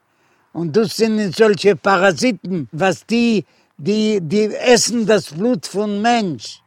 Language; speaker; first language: German; non-native, fluent; Yiddish